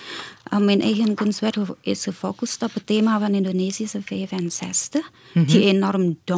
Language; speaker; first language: Dutch; non-native, fluent; Indonesian